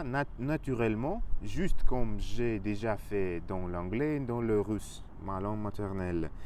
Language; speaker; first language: French; non-native, fluent; Russian